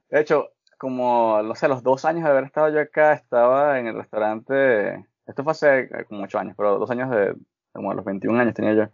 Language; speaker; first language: Spanish; native; Spanish